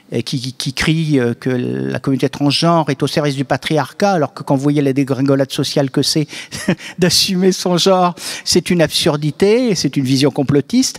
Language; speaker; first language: French; native; French